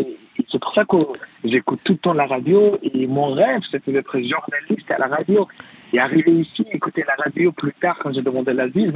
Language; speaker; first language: French; non-native, fluent; Arabic